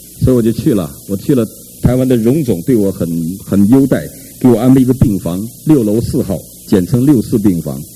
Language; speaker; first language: Chinese; native; Chinese